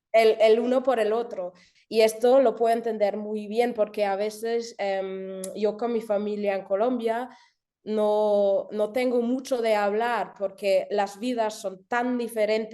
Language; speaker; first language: Spanish; early bilingual, heritage; German